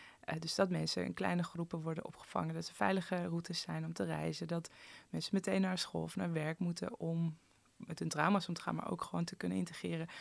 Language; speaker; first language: Dutch; early bilingual, other home language; Persian